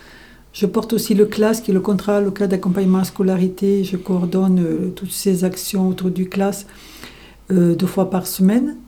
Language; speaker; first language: French; native; French